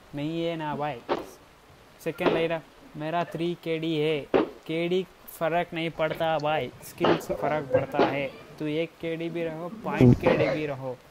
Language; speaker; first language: Hindi; non-native, local second language; Kannada